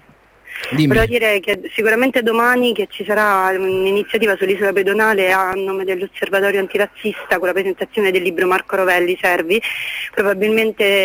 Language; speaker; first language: Italian; native; Italian